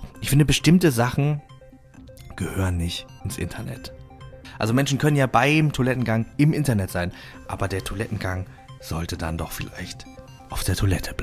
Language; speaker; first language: German; native; German